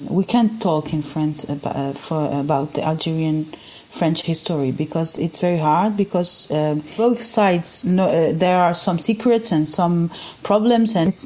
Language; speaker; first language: English; non-native, fluent; Arabic